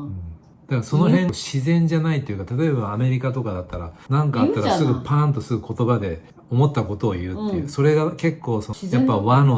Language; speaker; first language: Japanese; native; Japanese